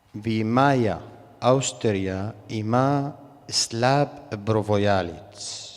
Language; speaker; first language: Slovenian; non-native, learner; Arabic